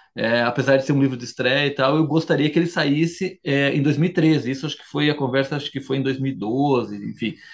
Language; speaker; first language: Portuguese; native; Portuguese